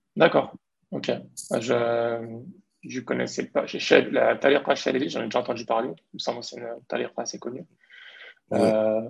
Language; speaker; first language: French; native; French